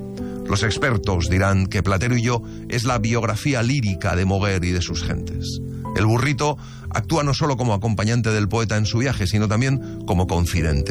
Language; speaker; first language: Spanish; native; Spanish